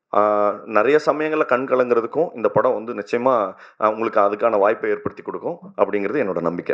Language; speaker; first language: Tamil; native; Tamil